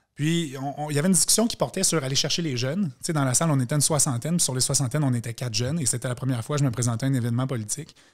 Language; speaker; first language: French; native; French